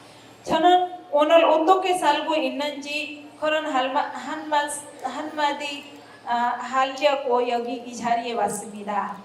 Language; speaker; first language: Korean; non-native, learner; Hindi